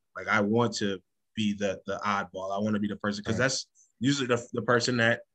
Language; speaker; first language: English; native; English